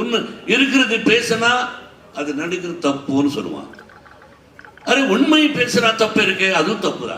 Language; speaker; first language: Tamil; non-native, learner; Telugu